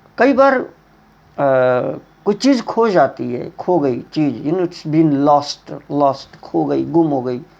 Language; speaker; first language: Hindi; native; Hindi